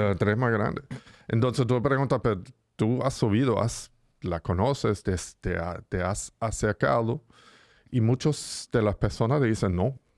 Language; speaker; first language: Spanish; non-native, fluent; German